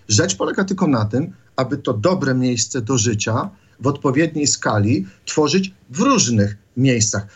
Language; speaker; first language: Polish; native; Polish